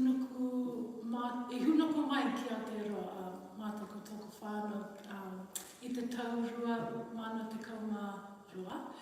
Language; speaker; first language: Māori; non-native, learner; Fijian